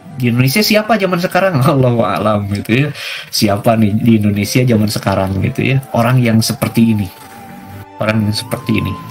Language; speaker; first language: Indonesian; non-native, local second language; Sundanese